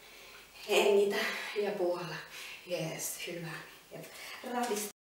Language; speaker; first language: Finnish; non-native, learner; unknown